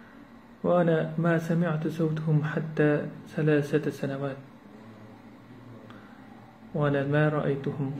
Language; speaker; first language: Arabic; non-native, learner; Uyghur